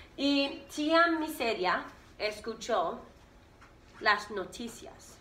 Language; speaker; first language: Spanish; non-native, fluent; English